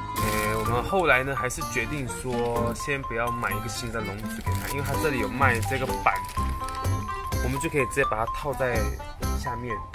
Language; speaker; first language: Chinese; native; Chinese